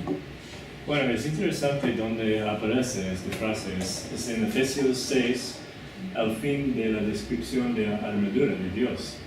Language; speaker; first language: Spanish; non-native, fluent; English